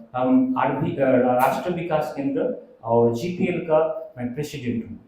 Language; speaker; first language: Hindi; non-native, local second language; Bangla